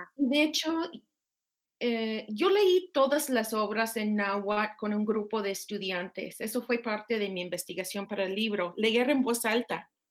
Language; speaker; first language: Spanish; non-native, fluent; English